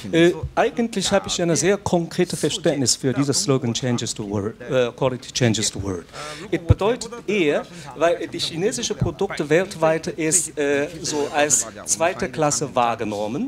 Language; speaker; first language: German; non-native, learner; Chinese